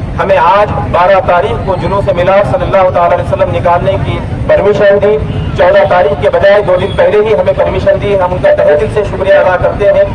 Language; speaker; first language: Urdu; native; Urdu